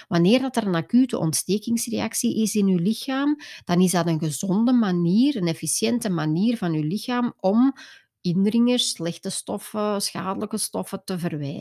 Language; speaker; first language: Dutch; native; Dutch